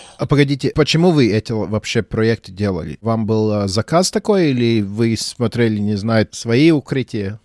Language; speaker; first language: Russian; non-native, local second language; Latvian